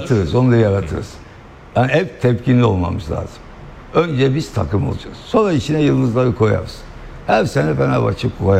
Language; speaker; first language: Turkish; native; Turkish